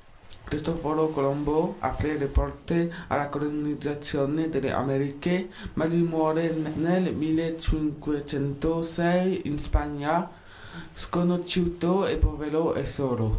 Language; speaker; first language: Italian; non-native, learner; French